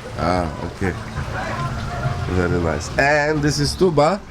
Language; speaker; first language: English; non-native, learner; Polish